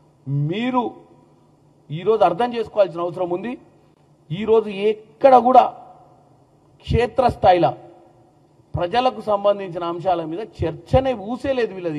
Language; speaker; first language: Telugu; native; Telugu